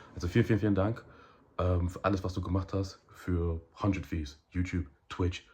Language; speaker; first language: German; early bilingual, heritage; German